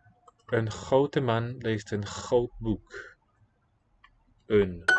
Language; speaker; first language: Dutch; non-native, learner; English